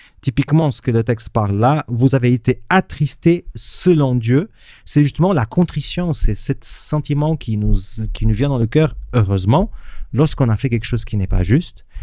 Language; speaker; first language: French; non-native, fluent; Portuguese